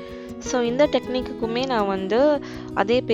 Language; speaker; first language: Tamil; native; Tamil